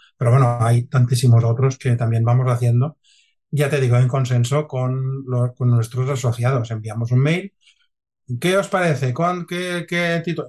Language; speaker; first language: Spanish; non-native, local second language; Catalan